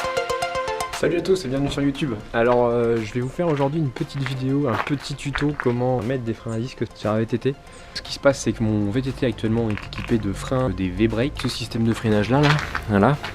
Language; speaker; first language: French; native; French